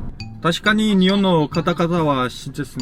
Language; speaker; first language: Japanese; non-native, learner; Korean